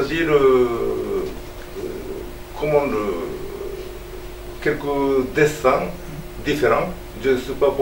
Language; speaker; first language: French; non-native, learner; Japanese